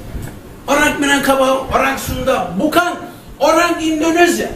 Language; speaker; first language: Indonesian; non-native, learner; Turkish